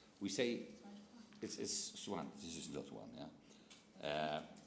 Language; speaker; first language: English; non-native, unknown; Polish